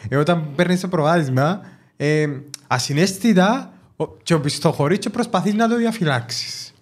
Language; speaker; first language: Greek; native; Greek